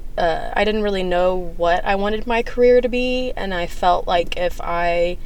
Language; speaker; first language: English; native; English